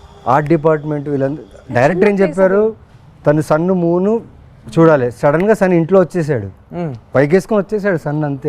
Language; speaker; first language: Telugu; native; Telugu